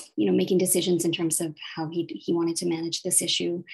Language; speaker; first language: English; native; English